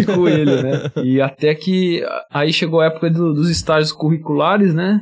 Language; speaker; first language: Portuguese; native; Portuguese